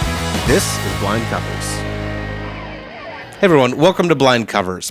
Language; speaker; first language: English; native; English